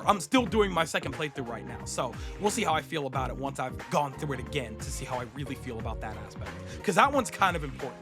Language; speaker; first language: English; native; English